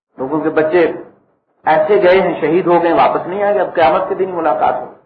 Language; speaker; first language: Urdu; native; Urdu